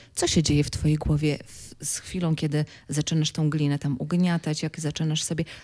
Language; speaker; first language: Polish; native; Polish